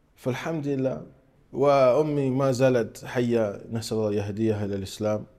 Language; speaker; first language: Arabic; non-native, fluent; English